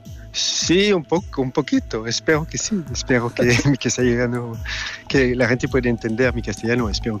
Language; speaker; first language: Spanish; non-native, fluent; French